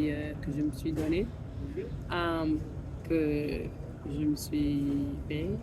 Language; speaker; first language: French; non-native, fluent; English